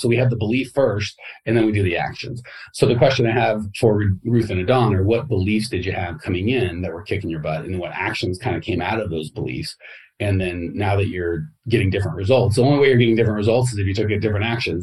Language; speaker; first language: English; native; English